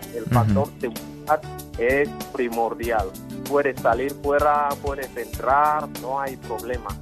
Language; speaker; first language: Spanish; non-native, local second language; Fang